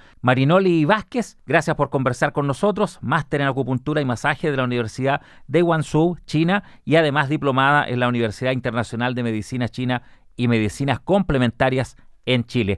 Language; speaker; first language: Spanish; native; Spanish